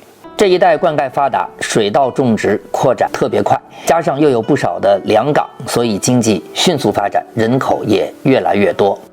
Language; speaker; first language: Chinese; native; Chinese